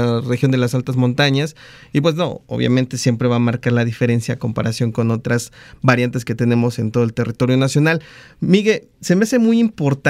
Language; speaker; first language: Spanish; native; Spanish